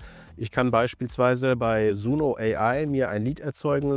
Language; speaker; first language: German; native; German